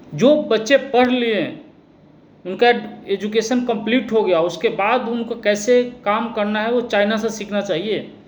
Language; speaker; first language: Hindi; native; Hindi